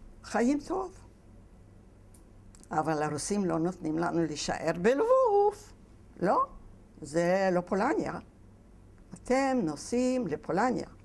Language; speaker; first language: Hebrew; non-native, fluent; Yiddish